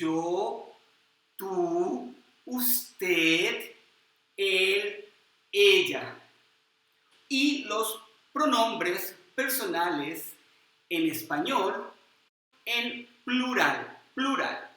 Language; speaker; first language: Spanish; non-native, fluent; Urdu